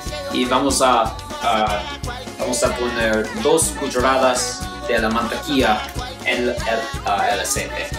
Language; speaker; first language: Spanish; non-native, learner; English